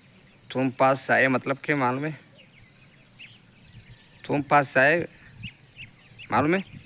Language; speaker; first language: Hindi; non-native, learner; Oromo